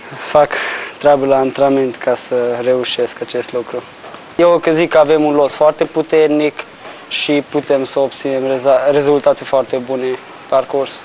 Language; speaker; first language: Romanian; non-native, local second language; Hungarian